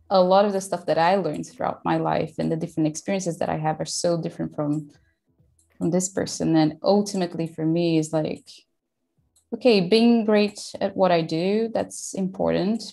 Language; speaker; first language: English; non-native, fluent; Portuguese